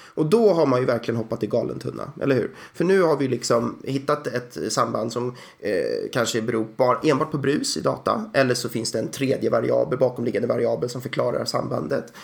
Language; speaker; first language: Swedish; native; Swedish